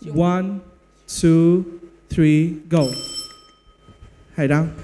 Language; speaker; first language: Vietnamese; native; Vietnamese